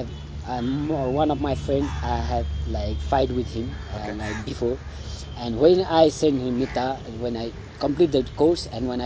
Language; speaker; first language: English; non-native, local second language; Nepali